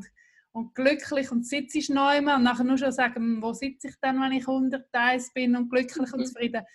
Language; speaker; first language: German; native; German